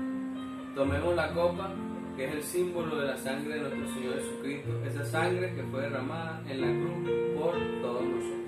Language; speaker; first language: Spanish; native; Spanish